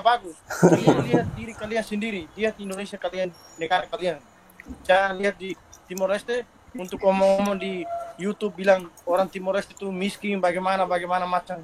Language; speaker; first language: Indonesian; non-native, local second language; Tetum